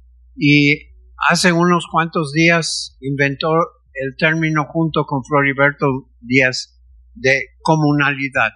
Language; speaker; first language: Spanish; non-native, fluent; English